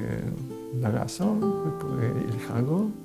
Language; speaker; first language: Korean; non-native, learner; Spanish